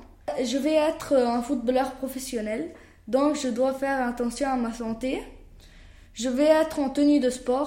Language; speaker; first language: French; non-native, local second language; Arabic